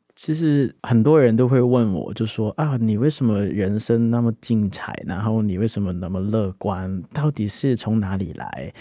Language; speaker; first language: Chinese; non-native, local second language; Cantonese